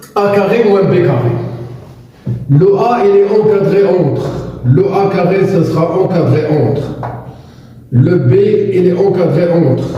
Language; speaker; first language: French; non-native, local second language; Arabic